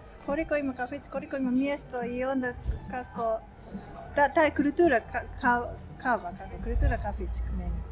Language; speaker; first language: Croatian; non-native, learner; Japanese